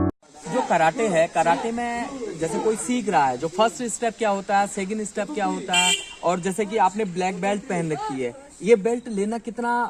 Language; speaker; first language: Hindi; native; Hindi